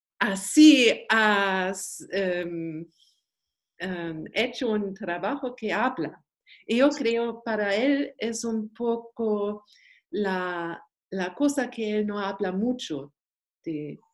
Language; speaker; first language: Spanish; non-native, learner; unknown